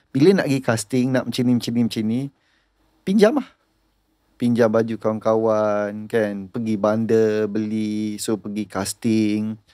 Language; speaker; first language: Malay; native; Malay